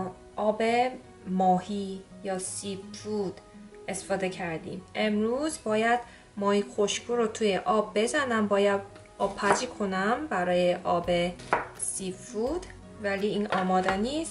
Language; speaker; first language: Persian; non-native, learner; Korean